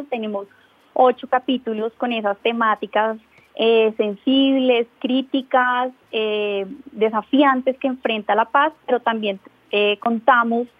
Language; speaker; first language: Spanish; native; Spanish